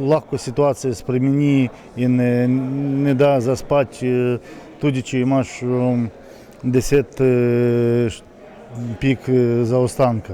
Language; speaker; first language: Slovenian; non-native, learner; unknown